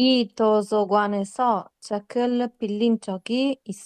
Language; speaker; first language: Korean; non-native, learner; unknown